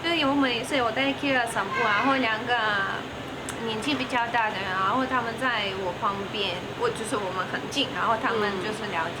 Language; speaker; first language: Chinese; non-native, learner; Russian